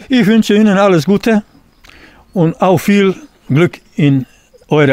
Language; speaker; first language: German; non-native, learner; Bosnian